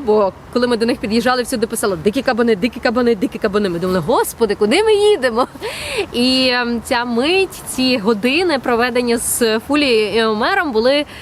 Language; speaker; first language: Ukrainian; native; Ukrainian